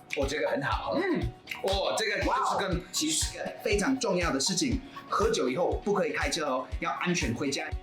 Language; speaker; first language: Chinese; non-native, fluent; English